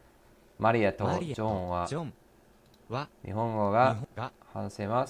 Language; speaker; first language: Japanese; non-native, learner; English